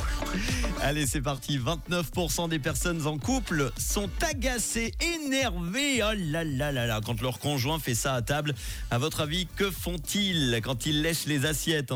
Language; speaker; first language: French; native; French